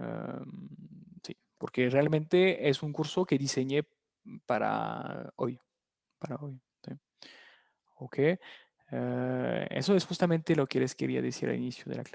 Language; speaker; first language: Spanish; non-native, fluent; French